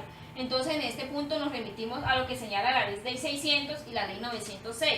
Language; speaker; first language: Spanish; native; Spanish